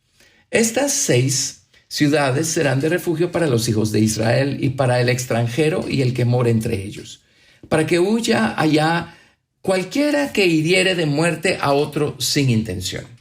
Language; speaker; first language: Spanish; native; Spanish